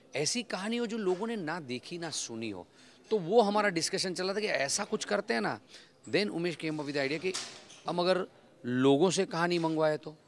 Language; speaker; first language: Hindi; non-native, local second language; Gujarati